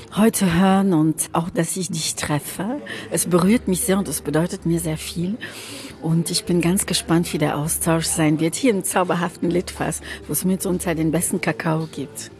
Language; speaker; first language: German; non-native, local second language; French